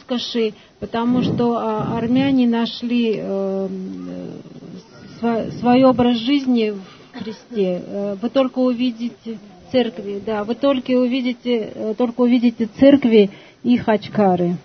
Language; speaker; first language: Russian; non-native, fluent; Armenian